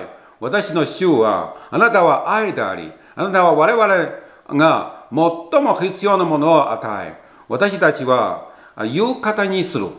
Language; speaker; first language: Japanese; non-native, learner; Chinese